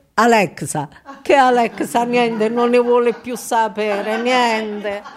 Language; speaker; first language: Italian; native; Italian